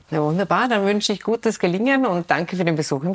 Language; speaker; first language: German; native; German